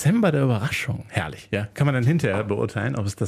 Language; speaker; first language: German; native; German